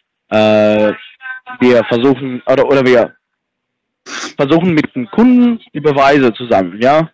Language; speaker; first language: German; non-native, fluent; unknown